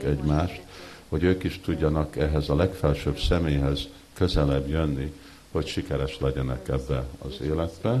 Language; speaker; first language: Hungarian; early bilingual, heritage; Hungarian